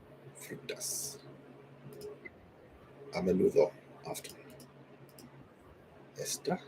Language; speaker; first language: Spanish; non-native, learner; English